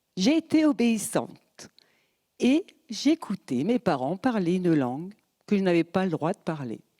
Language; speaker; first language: French; early bilingual, other home language; Portuguese